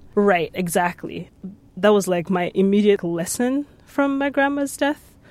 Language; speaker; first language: English; non-native, local second language; Yoruba